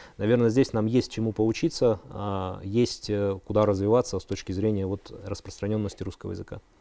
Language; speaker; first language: Russian; native; Russian